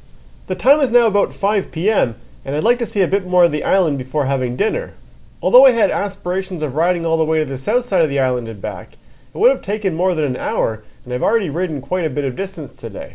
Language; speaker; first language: English; native; English